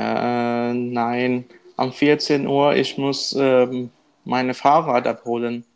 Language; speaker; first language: German; non-native, learner; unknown